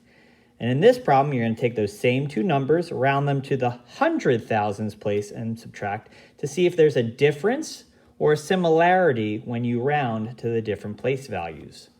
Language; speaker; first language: English; native; English